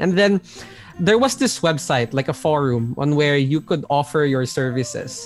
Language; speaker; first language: English; non-native, local second language; Hiligaynon